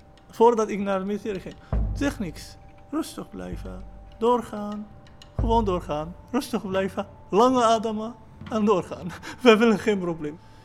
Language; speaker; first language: Dutch; non-native, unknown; Arabic